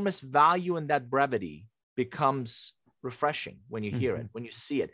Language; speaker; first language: English; early bilingual, other home language; Persian